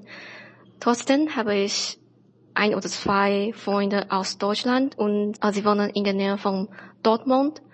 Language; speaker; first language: German; non-native, learner; Chinese